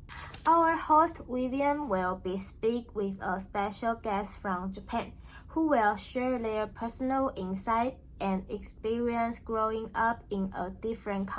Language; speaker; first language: English; non-native, learner; Chinese